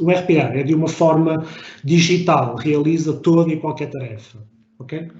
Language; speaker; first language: Portuguese; native; Portuguese